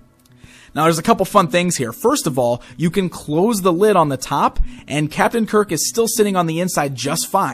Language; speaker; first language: English; native; English